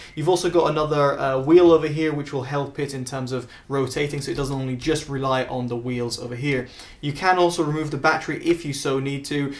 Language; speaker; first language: English; native; English